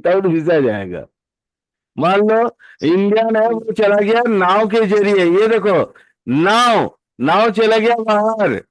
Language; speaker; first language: Hindi; native; Hindi